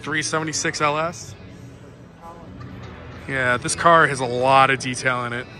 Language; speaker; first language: English; native; English